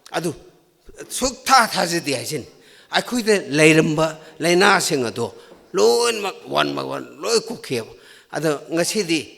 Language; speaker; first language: Manipuri; non-native, local second language; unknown